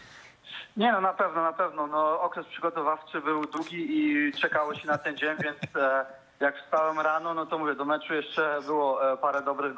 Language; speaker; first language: Polish; early bilingual, heritage; Polish